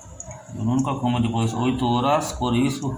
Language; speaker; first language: Portuguese; non-native, learner; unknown